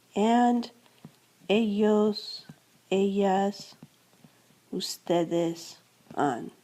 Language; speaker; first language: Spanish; non-native, fluent; English